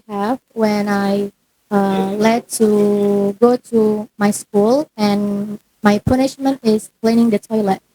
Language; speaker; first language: English; non-native, learner; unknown